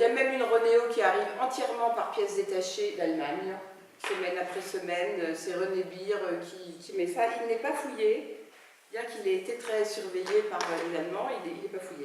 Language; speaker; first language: French; native; French